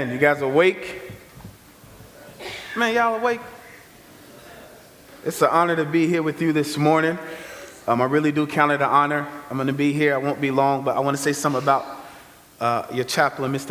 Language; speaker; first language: English; native; English